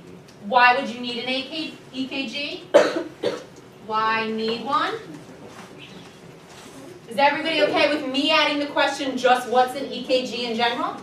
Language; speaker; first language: English; native; English